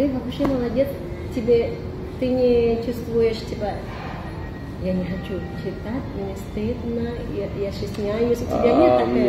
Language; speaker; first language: Russian; non-native, fluent; Indonesian